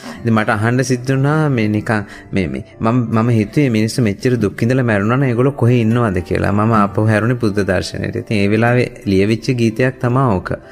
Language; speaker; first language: Sinhala; non-native, local second language; Tamil